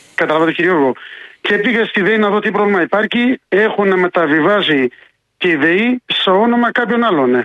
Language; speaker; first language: Greek; non-native, fluent; Arabic